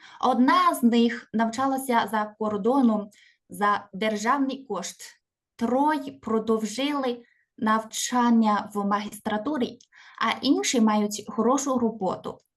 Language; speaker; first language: Ukrainian; non-native, fluent; Chinese